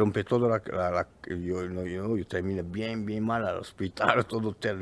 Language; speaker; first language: Spanish; non-native, learner; French